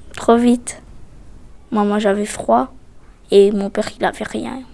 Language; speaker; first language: French; non-native, fluent; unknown